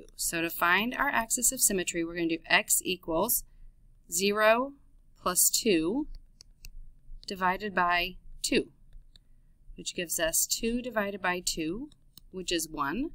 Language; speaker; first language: English; native; English